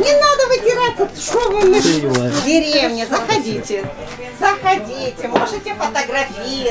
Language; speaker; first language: Russian; native; Russian